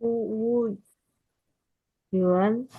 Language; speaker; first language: Chinese; non-native, learner; Indonesian